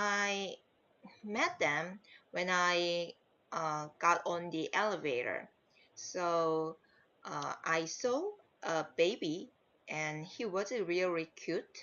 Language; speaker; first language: English; non-native, learner; Korean